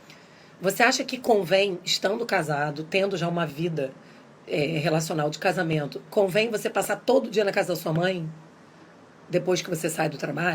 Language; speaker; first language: Portuguese; native; Portuguese